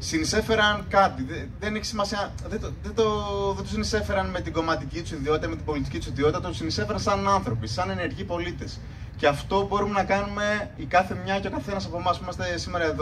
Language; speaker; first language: Greek; native; Greek